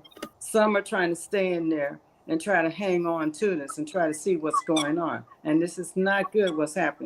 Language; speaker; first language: English; native; English